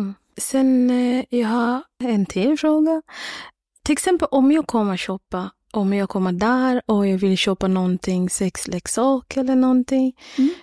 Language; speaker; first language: Swedish; non-native, learner; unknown